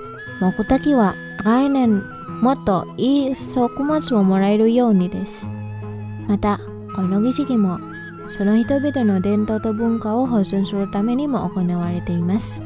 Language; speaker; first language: Japanese; non-native, fluent; Indonesian